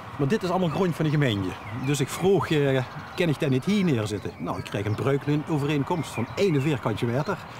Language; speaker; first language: Dutch; native; Dutch